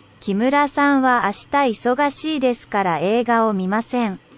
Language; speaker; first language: Japanese; non-native, learner; Vietnamese